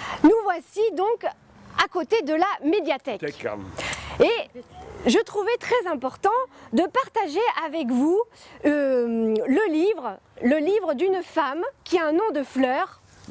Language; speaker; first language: French; native; French